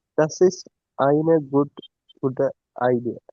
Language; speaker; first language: German; non-native, learner; Tamil